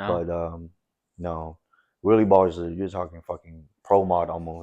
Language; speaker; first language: English; native; English